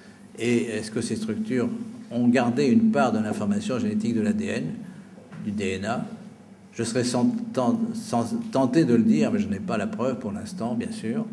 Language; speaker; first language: French; native; French